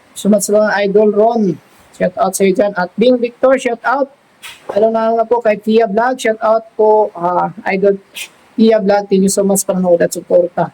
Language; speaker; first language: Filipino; non-native, local second language; Cebuano